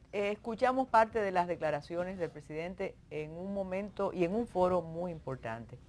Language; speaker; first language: Spanish; native; Spanish